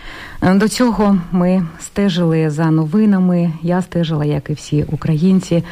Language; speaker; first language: Ukrainian; native; Ukrainian